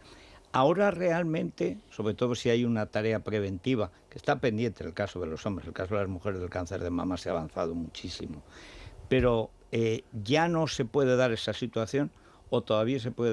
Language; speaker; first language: Spanish; native; Spanish